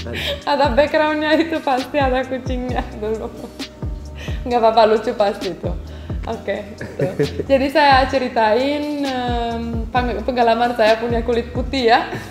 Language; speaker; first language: Indonesian; non-native, fluent; Romanian